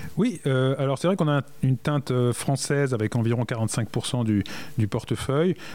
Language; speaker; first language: French; native; French